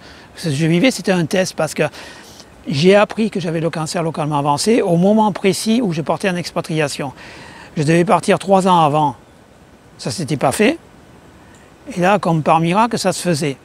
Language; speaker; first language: French; native; French